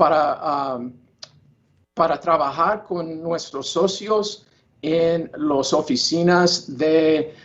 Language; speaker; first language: Spanish; non-native, learner; English